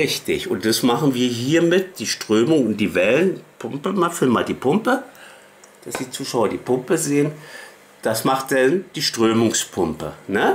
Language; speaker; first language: German; native; German